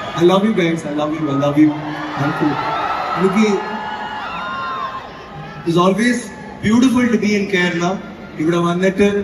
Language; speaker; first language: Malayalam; non-native, learner; Tamil